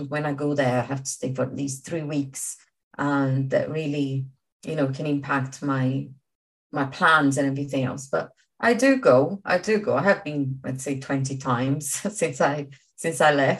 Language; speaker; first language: English; non-native, fluent; Portuguese